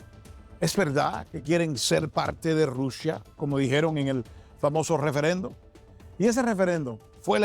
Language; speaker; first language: Spanish; native; Spanish